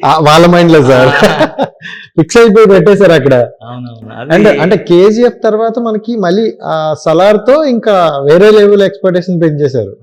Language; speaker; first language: Telugu; native; Telugu